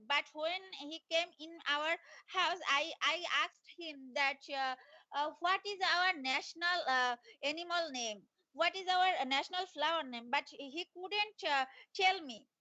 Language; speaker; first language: English; non-native, learner; Bangla